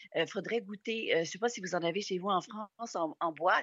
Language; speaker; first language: French; native; French